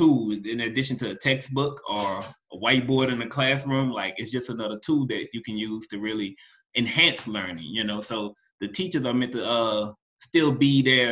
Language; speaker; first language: English; native; English